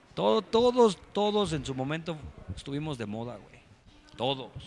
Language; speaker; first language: Spanish; native; Spanish